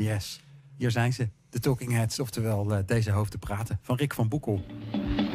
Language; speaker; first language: Dutch; native; Dutch